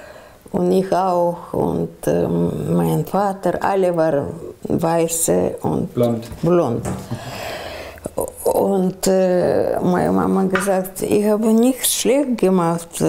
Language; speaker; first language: German; non-native, learner; Russian